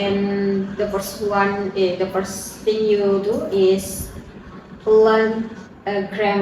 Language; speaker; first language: English; non-native, learner; Indonesian